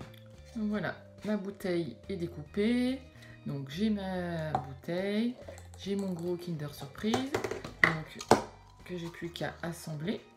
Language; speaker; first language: French; native; French